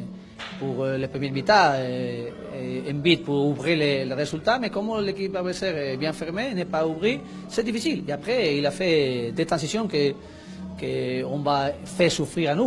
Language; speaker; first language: French; non-native, fluent; Spanish